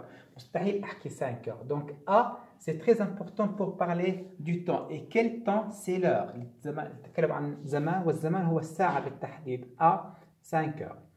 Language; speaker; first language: French; non-native, fluent; Arabic